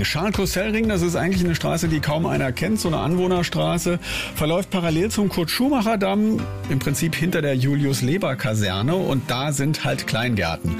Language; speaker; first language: German; native; German